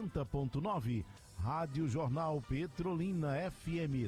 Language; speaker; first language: Portuguese; native; Portuguese